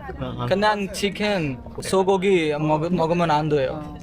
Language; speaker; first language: Korean; non-native, learner; Hindi